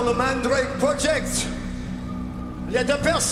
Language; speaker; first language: French; non-native, learner; English